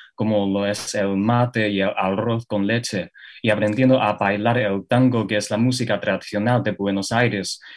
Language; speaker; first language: Spanish; non-native, fluent; Chinese